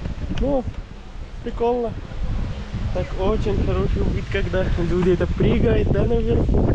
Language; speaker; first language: Russian; non-native, learner; Urdu